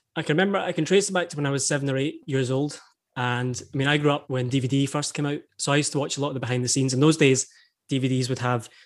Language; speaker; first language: English; native; English